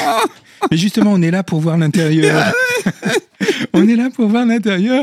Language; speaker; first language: French; native; French